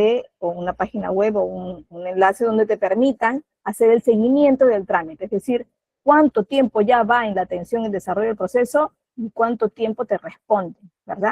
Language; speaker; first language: Spanish; native; Spanish